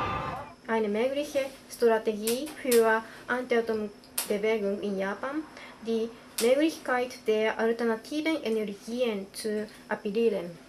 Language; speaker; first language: German; non-native, learner; Japanese